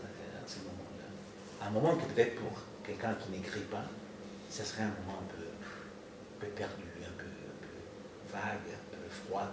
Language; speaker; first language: French; non-native, fluent; Spanish